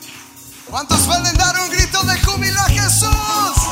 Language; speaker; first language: Spanish; native; Spanish